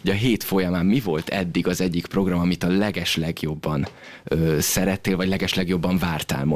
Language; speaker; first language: Hungarian; native; Hungarian